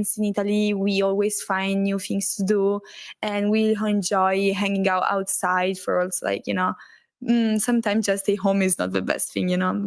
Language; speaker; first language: English; non-native, learner; Italian